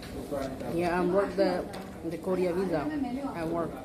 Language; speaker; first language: English; non-native, learner; Hindi